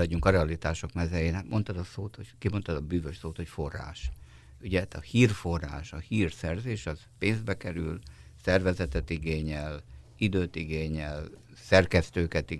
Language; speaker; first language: Hungarian; native; Hungarian